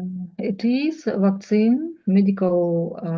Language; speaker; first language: English; non-native, learner; Russian